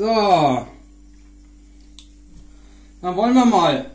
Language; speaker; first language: German; native; German